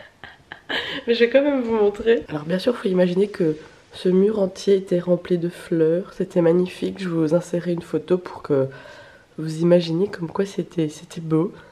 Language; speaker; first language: French; native; French